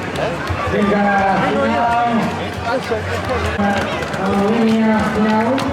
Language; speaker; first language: Catalan; native; Catalan